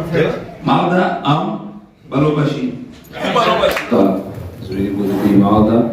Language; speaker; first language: English; non-native, fluent; Spanish